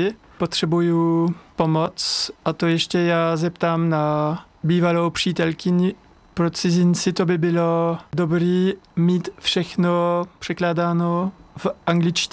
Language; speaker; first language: Czech; non-native, learner; French